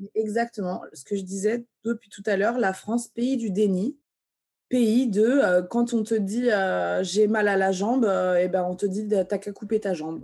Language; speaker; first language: French; early bilingual, other home language; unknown